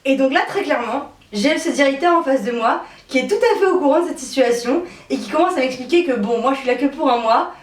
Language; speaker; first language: French; native; French